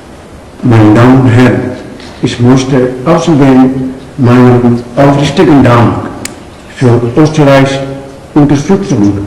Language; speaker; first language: German; non-native, learner; Punjabi